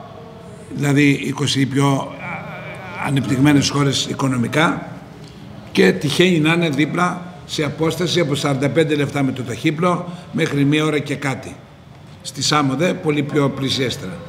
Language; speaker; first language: Greek; native; Greek